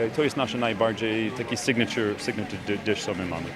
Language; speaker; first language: Polish; non-native, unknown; English